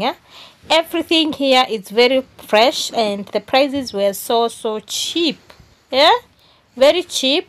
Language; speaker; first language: English; non-native, local second language; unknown